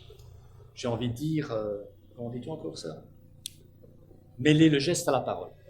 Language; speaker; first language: French; native; French